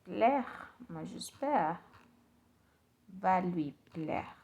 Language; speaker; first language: French; non-native, learner; Spanish